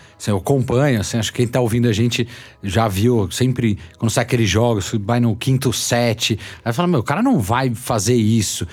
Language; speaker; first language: Portuguese; native; Portuguese